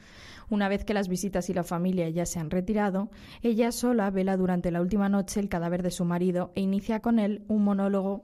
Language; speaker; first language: Spanish; native; Spanish